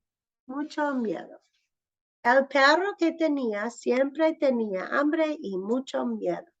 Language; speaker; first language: Spanish; non-native, fluent; English